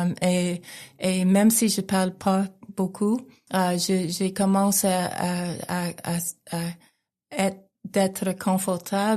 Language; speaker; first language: French; non-native, local second language; English